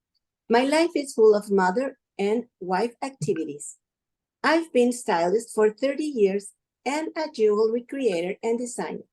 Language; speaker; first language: English; non-native, learner; Spanish